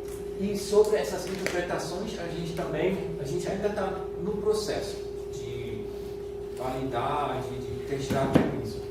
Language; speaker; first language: Portuguese; non-native, fluent; German